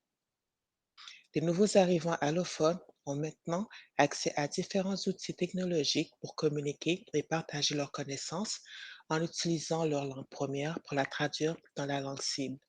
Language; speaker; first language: French; native; French